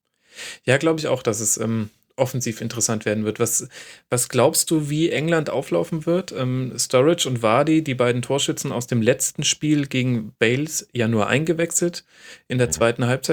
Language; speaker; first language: German; native; German